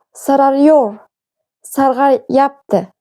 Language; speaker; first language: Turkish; non-native, fluent; Uzbek